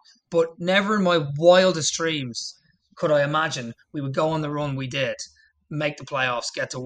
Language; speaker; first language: English; native; English